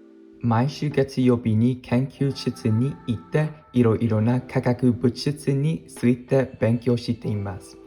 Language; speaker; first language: Japanese; non-native, learner; English